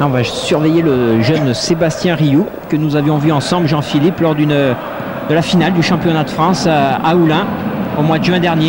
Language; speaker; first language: French; native; French